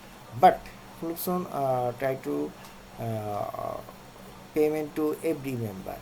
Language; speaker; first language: English; non-native, local second language; Bangla